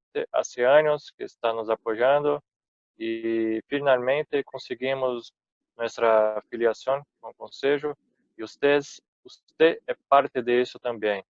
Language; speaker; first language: Spanish; non-native, fluent; Portuguese